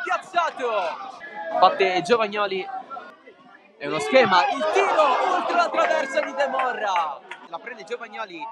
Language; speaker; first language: Italian; native; Italian